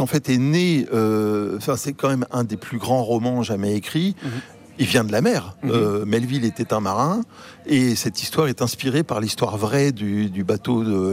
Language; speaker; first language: French; native; French